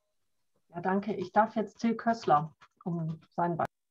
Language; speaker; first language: German; native; German